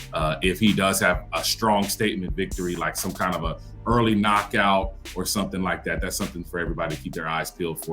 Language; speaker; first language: English; native; English